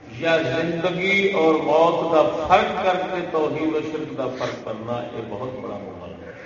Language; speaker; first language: Urdu; non-native, local second language; Punjabi